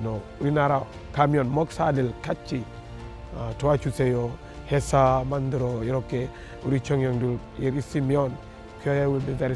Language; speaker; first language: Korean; non-native, learner; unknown